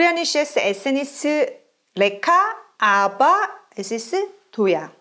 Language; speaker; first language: German; non-native, fluent; Korean